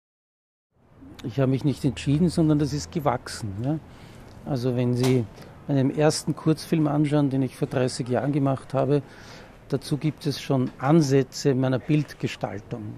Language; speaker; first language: German; native; German